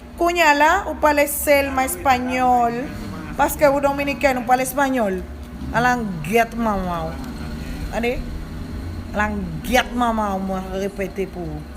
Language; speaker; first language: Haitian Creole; non-native, learner; Spanish